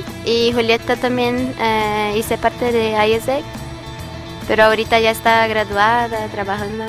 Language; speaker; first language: Spanish; non-native, learner; Portuguese